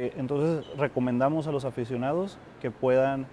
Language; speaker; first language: Spanish; native; Spanish